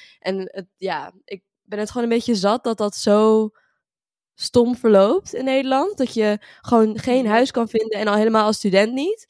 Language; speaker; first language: Dutch; native; Dutch